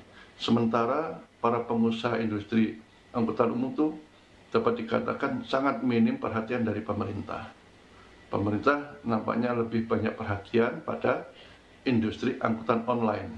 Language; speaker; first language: Indonesian; native; Indonesian